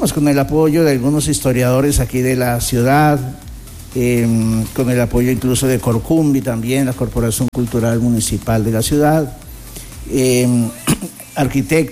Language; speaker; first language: Spanish; native; Spanish